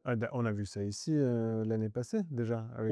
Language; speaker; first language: French; native; French